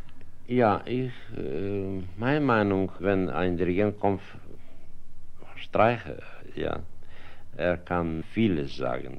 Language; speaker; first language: German; non-native, fluent; Russian